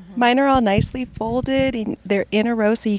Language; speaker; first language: English; native; English